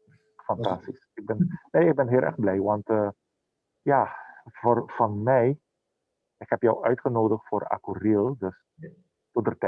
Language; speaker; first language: Dutch; non-native, local second language; Papiamento